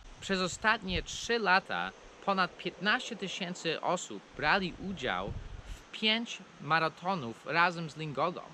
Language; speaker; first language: Polish; non-native, fluent; English